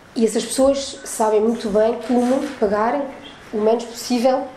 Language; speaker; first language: Portuguese; early bilingual, heritage; French